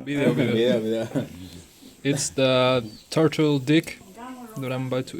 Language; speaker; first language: English; non-native, fluent; French